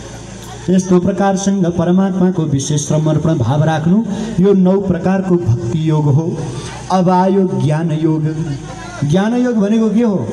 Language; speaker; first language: Nepali; native; Nepali